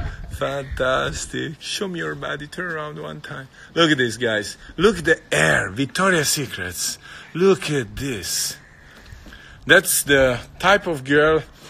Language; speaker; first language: English; non-native, fluent; Italian